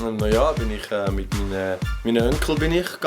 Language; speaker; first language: German; native; German